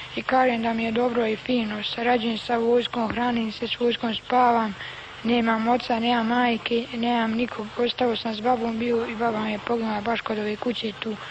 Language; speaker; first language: Bosnian; native; Bosnian